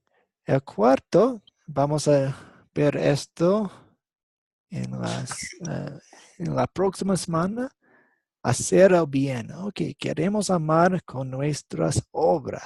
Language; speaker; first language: Spanish; non-native, fluent; English